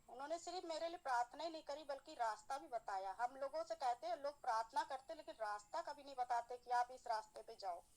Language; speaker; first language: Hindi; native; Hindi